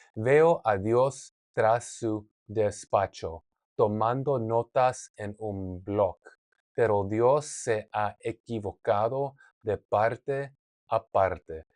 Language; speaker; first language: Spanish; non-native, learner; English